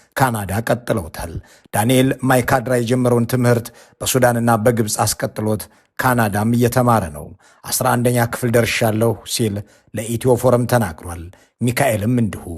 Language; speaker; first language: Amharic; native; Amharic